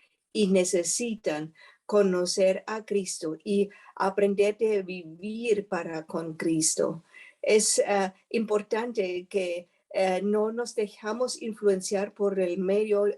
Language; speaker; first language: Spanish; non-native, fluent; German